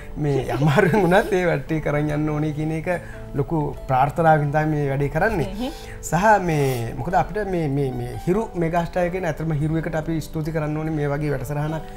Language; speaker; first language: Sinhala; native; Sinhala